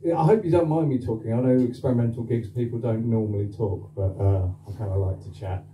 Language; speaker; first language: English; native; English